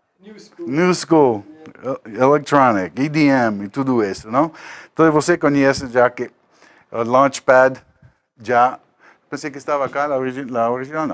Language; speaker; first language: Portuguese; non-native, learner; Spanish